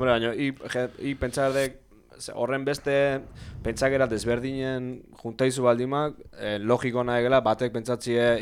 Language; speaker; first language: Basque; native; Basque